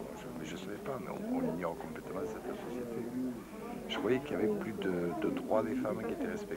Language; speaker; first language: French; native; French